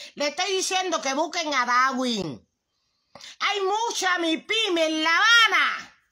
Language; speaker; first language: Spanish; native; Spanish